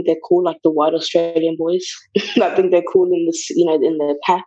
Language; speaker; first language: English; early bilingual, other home language; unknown